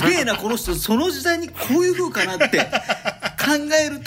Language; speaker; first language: Japanese; native; Japanese